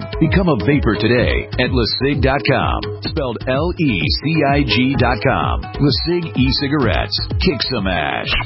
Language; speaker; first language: English; native; English